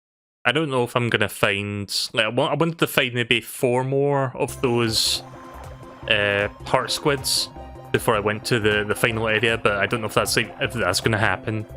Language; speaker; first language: English; native; English